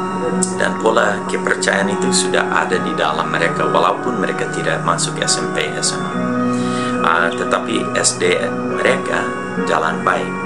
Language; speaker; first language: Indonesian; non-native, fluent; English